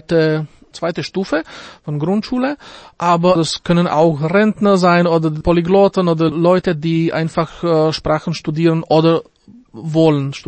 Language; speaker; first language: German; non-native, fluent; Slovak